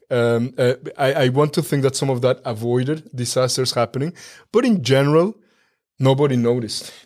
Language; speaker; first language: English; non-native, fluent; Spanish